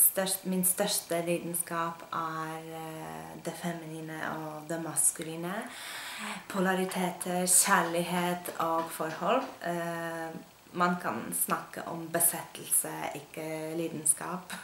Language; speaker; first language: Norwegian; non-native, fluent; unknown